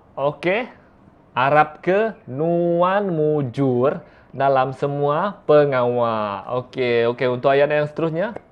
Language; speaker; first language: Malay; non-native, local second language; Iban